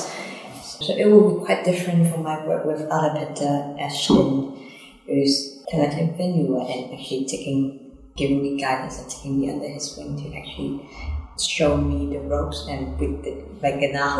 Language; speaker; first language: English; non-native, local second language; Cantonese